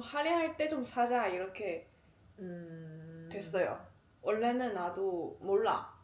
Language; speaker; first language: Korean; non-native, fluent; Chinese